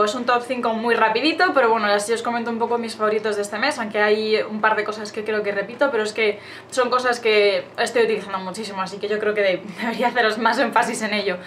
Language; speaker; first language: Spanish; native; Spanish